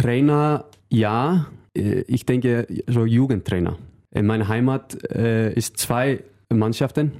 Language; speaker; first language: German; non-native, learner; Icelandic